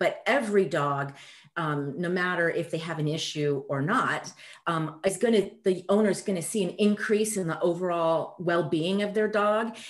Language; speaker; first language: English; early bilingual, other home language; French